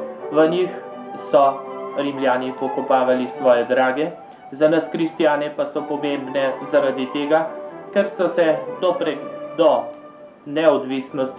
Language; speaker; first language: Slovenian; native; Slovenian